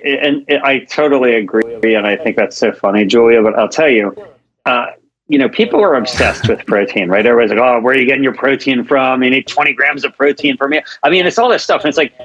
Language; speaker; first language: English; native; English